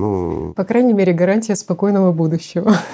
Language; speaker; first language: Russian; native; Russian